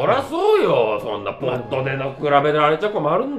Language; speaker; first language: Japanese; native; Japanese